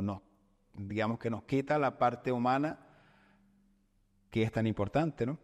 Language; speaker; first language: Spanish; native; Spanish